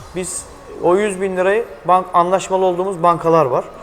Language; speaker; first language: Turkish; native; Turkish